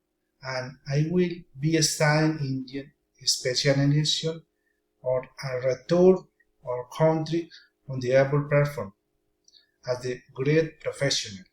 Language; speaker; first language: English; non-native, learner; Spanish